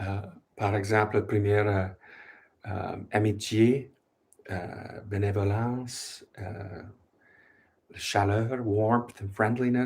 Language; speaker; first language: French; non-native, learner; English